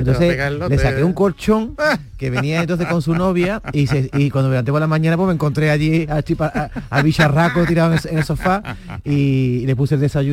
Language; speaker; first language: Spanish; native; Spanish